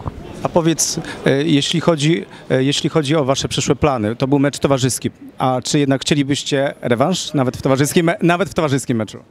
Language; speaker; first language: Polish; native; Polish